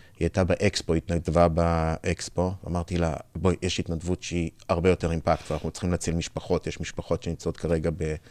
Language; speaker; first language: Hebrew; native; Hebrew